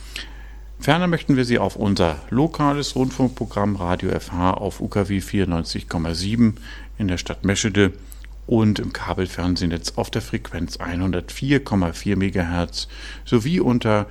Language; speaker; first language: German; native; German